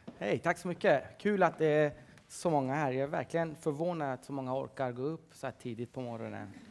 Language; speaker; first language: Swedish; early bilingual, other home language; Persian